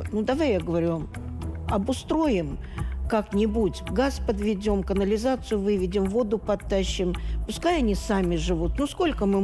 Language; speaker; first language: Russian; native; Russian